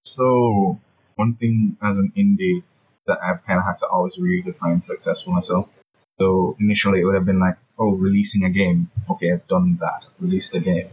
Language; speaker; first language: English; native; English